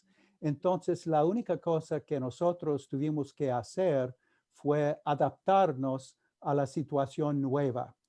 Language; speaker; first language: Spanish; non-native, fluent; English